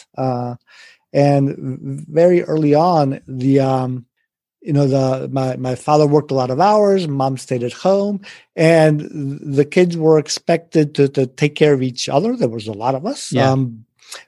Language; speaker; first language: English; early bilingual, other home language; Spanish